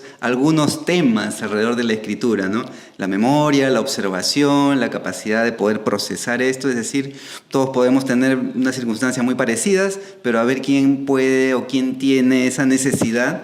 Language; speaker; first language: Spanish; native; Spanish